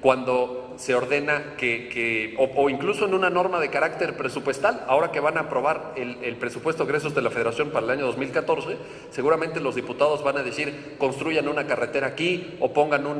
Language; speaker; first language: Spanish; native; Spanish